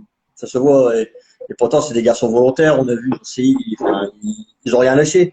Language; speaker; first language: French; native; French